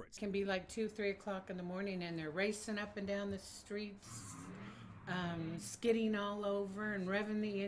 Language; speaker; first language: English; native; English